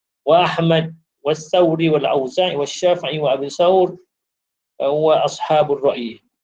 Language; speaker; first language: Arabic; non-native, fluent; Malay